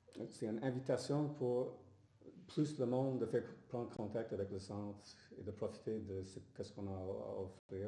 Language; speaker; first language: French; non-native, fluent; English